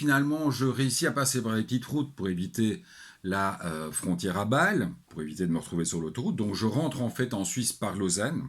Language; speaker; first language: French; native; French